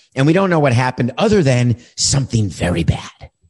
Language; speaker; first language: English; native; English